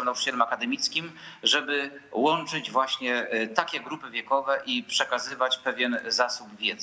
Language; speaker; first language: Polish; native; Polish